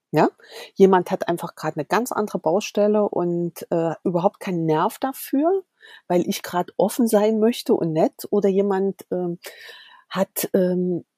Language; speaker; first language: German; native; German